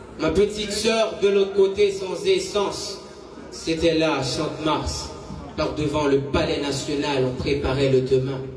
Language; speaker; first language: French; non-native, local second language; Haitian Creole